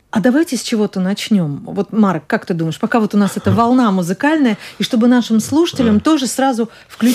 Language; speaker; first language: Russian; native; Russian